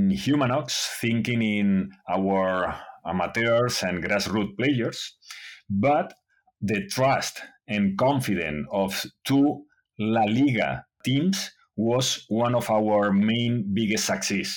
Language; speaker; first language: English; non-native, fluent; Spanish